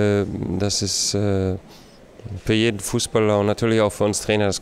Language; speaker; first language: German; native; German